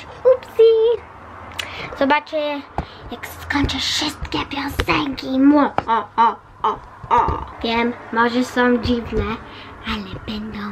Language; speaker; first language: Polish; early bilingual, heritage; Polish